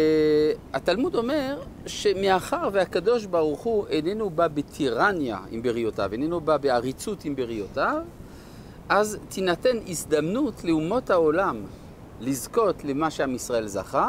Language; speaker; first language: Hebrew; non-native, fluent; French